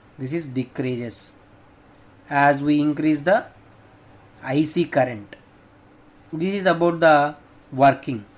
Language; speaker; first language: English; non-native, local second language; Telugu